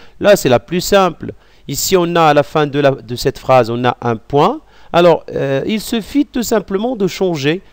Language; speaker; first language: French; non-native, local second language; Arabic